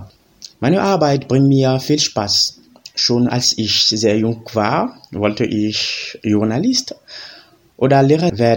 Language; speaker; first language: German; non-native, fluent; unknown